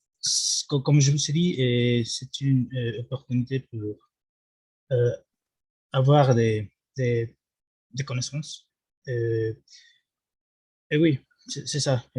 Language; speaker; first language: French; non-native, learner; Spanish